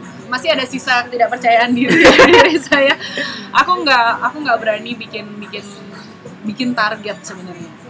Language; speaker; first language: Indonesian; native; Indonesian